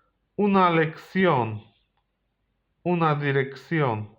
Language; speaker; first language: Spanish; non-native, fluent; Polish